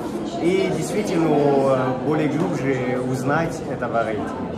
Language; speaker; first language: Russian; non-native, fluent; French